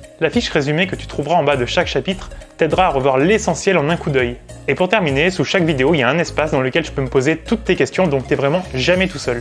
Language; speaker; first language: French; native; French